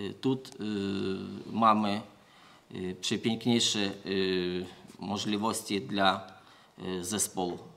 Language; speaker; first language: Polish; non-native, learner; Ukrainian